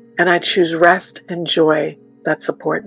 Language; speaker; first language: English; native; English